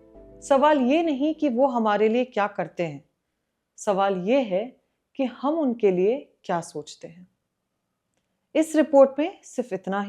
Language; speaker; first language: Hindi; native; Hindi